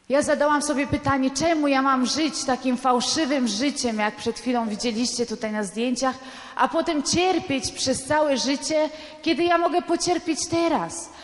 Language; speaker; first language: Polish; non-native, fluent; Italian